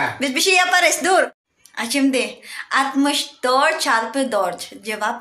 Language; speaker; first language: Turkish; non-native, learner; Filipino